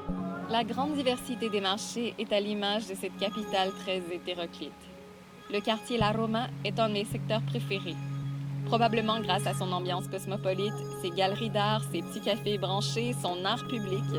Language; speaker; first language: French; native; French